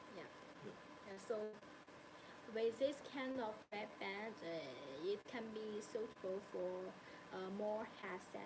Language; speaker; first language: English; non-native, learner; Chinese